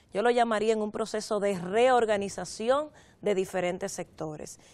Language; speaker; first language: Spanish; native; Spanish